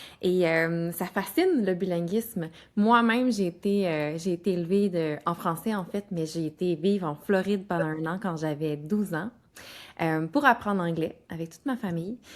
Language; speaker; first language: French; native; French